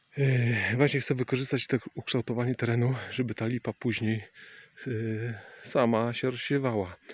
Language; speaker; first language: Polish; native; Polish